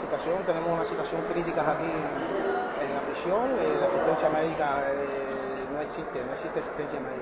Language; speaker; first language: Spanish; native; Spanish